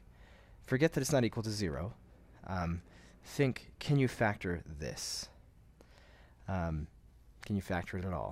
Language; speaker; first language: English; native; English